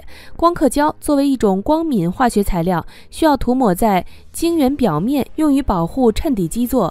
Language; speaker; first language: Chinese; native; Chinese